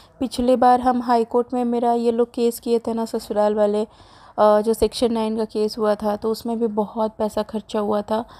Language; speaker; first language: Hindi; native; Hindi